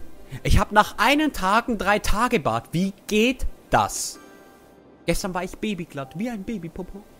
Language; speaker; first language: German; native; German